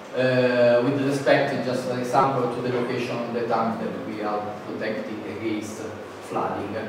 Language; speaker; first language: English; non-native, fluent; Italian